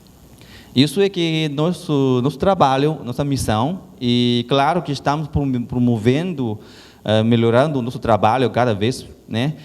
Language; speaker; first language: Portuguese; non-native, learner; Chinese